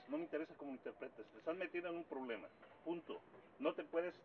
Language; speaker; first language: Spanish; native; Spanish